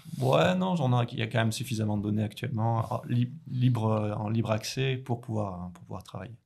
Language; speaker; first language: French; native; French